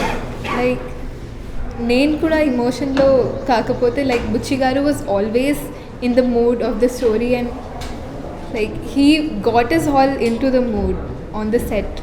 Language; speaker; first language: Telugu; non-native, local second language; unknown